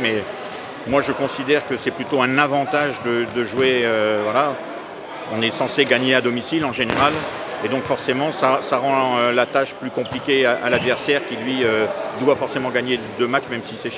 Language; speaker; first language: French; native; French